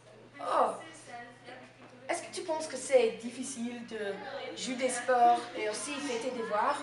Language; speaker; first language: French; non-native, learner; English